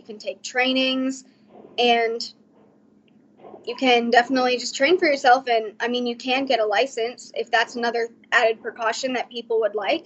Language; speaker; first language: English; native; English